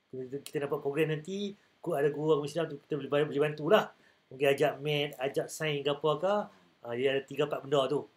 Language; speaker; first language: Malay; native; Malay